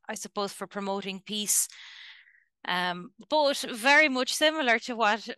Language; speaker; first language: English; native; English